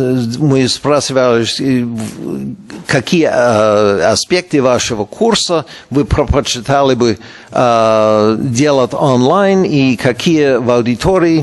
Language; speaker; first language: Russian; non-native, fluent; English